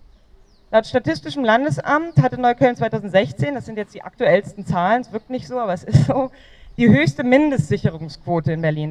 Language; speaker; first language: German; native; German